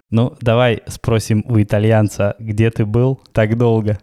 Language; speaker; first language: Russian; native; Russian